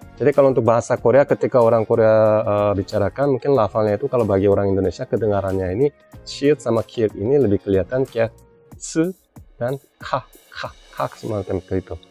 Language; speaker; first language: Indonesian; non-native, fluent; Korean